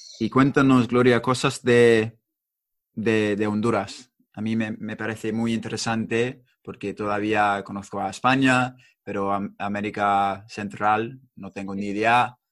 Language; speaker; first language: Spanish; non-native, fluent; English